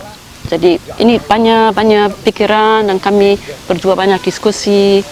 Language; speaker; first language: Indonesian; non-native, fluent; German